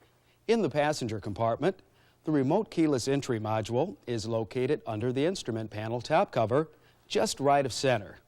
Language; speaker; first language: English; native; English